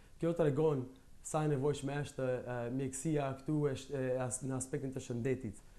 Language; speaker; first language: Albanian; early bilingual, heritage; Albanian